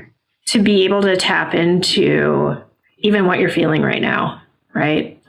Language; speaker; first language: English; native; English